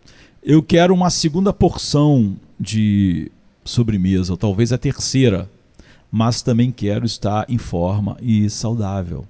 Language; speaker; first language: Portuguese; native; Portuguese